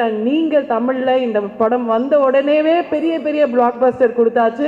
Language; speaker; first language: Tamil; native; Tamil